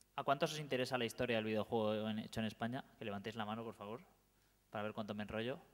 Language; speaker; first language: Spanish; native; Spanish